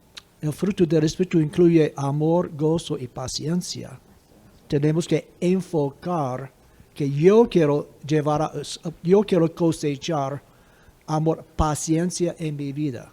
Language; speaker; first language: Spanish; non-native, fluent; English